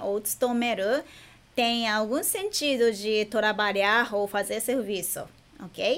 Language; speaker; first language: Portuguese; non-native, fluent; Japanese